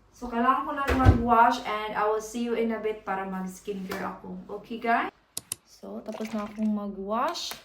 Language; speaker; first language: Filipino; non-native, local second language; Cebuano